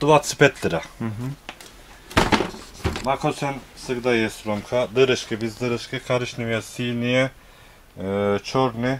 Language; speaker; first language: Russian; non-native, learner; Turkish